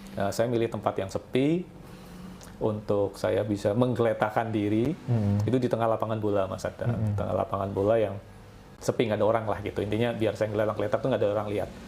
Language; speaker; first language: Indonesian; non-native, local second language; Javanese